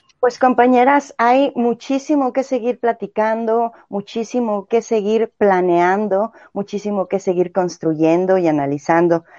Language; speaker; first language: Spanish; native; Spanish